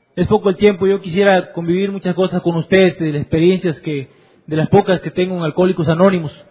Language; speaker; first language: Spanish; native; Spanish